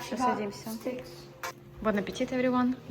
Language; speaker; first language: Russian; native; Russian